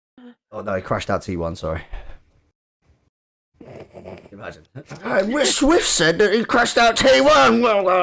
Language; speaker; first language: English; native; English